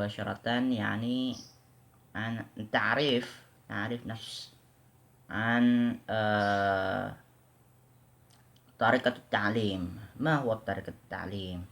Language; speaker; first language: Arabic; non-native, learner; Indonesian